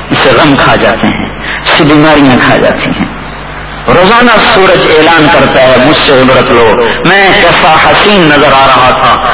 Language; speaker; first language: Urdu; non-native, local second language; Punjabi